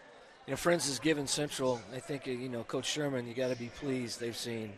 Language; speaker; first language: English; native; English